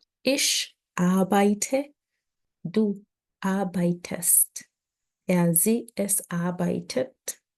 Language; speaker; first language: German; non-native, learner; English